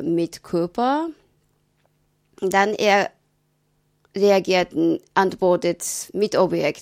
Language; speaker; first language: German; non-native, learner; Japanese